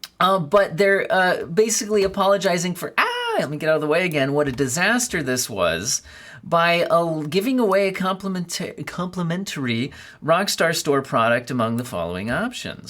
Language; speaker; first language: English; native; English